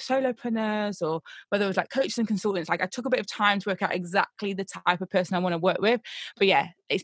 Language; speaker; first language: English; native; English